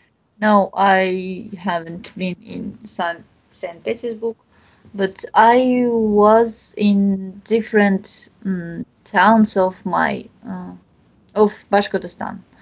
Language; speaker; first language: English; non-native, learner; Bashkir